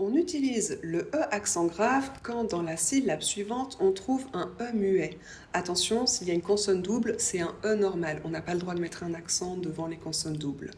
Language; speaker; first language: French; native; French